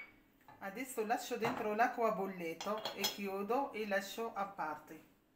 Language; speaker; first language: Italian; non-native, learner; Arabic